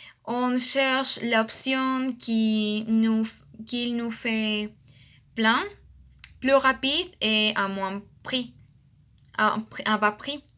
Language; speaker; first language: French; non-native, learner; Spanish